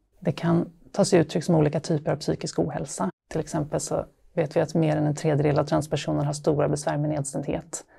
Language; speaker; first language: Swedish; native; Swedish